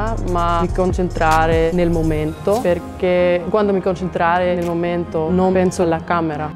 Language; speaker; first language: Italian; non-native, local second language; Swiss German